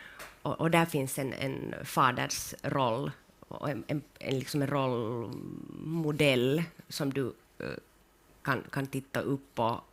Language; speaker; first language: Swedish; native; Swedish